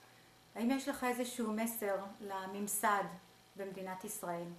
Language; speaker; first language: Hebrew; native; Hebrew